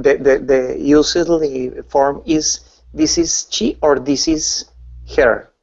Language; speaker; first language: English; non-native, learner; Spanish